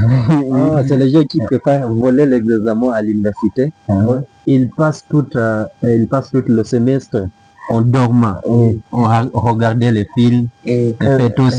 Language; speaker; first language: French; non-native, learner; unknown